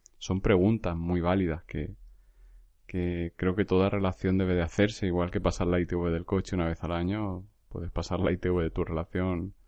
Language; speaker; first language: Spanish; native; Spanish